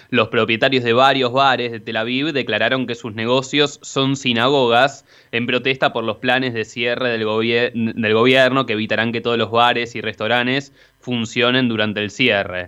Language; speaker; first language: Spanish; native; Spanish